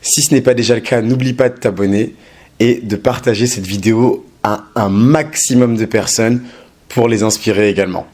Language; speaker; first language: French; native; French